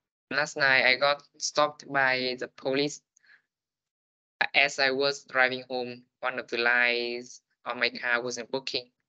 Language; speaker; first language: English; non-native, learner; Vietnamese